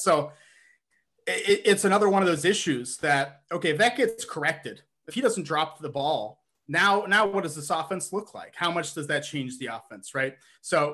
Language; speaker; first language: English; native; English